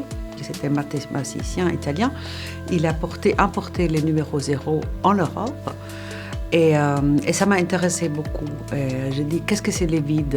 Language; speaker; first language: French; non-native, fluent; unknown